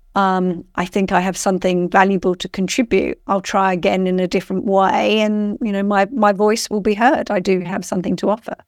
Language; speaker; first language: English; native; English